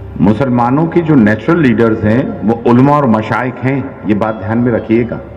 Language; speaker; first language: Urdu; native; Urdu